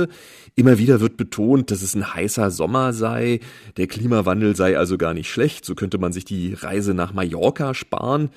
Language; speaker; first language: German; native; German